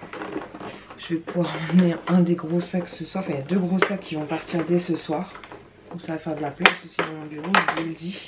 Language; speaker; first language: French; native; French